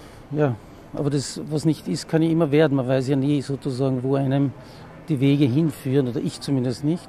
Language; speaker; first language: German; native; German